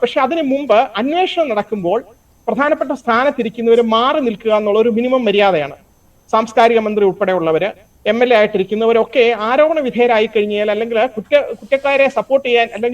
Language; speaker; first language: Malayalam; native; Malayalam